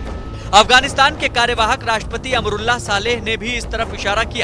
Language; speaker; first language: Hindi; native; Hindi